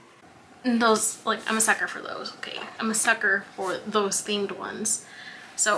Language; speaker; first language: English; native; English